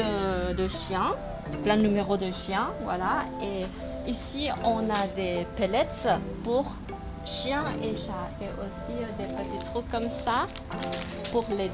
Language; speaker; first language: French; non-native, learner; Thai